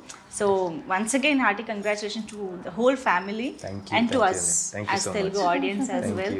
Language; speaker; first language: Telugu; native; Telugu